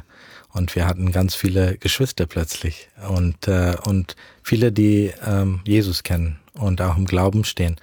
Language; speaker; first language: German; early bilingual, heritage; German